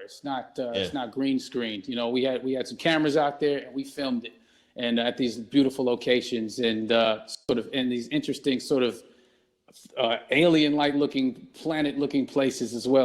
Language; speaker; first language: English; native; English